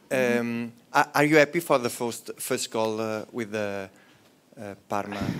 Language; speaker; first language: English; non-native, learner; Italian